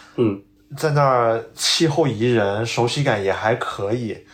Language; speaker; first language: Chinese; non-native, local second language; Cantonese